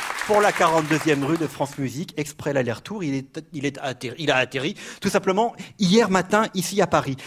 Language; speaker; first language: French; native; French